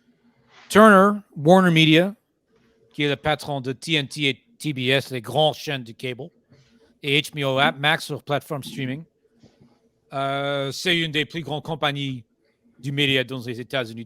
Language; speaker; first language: French; non-native, fluent; English